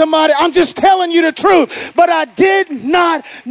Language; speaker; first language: English; native; English